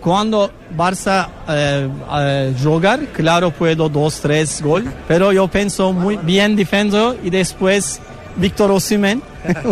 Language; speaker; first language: Spanish; non-native, learner; Turkish